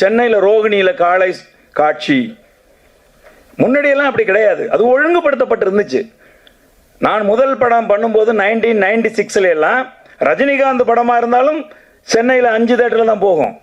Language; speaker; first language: Tamil; native; Tamil